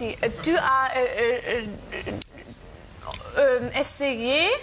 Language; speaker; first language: French; non-native, learner; German